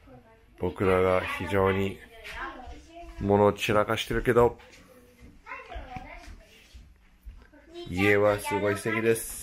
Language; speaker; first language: Japanese; native; Japanese